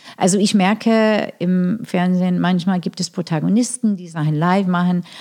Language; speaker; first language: German; non-native, fluent; English